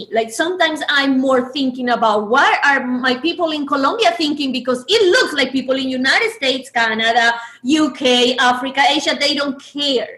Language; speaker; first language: English; non-native, fluent; Spanish